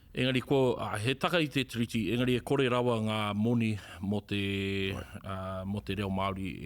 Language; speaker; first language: Māori; native; Māori